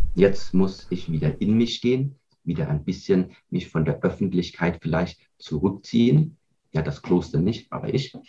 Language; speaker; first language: German; native; German